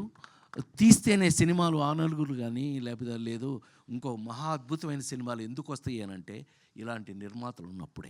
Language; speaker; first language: Telugu; native; Telugu